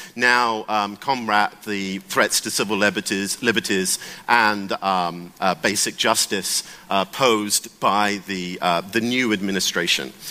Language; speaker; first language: English; native; English